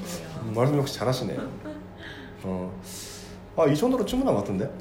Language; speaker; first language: Korean; non-native, fluent; Japanese